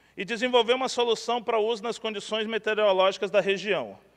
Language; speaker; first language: Portuguese; native; Portuguese